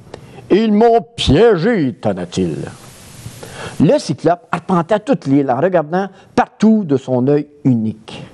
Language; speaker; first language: French; native; French